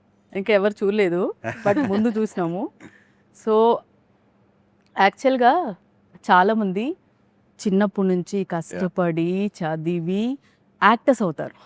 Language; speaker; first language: Telugu; native; Telugu